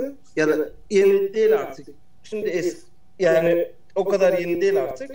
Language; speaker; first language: Turkish; early bilingual, heritage; Turkish